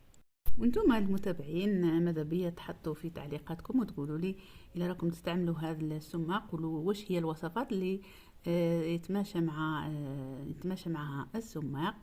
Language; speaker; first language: Arabic; native; Arabic